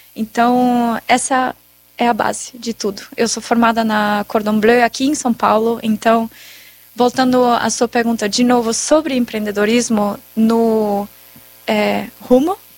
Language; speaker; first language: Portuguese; non-native, fluent; German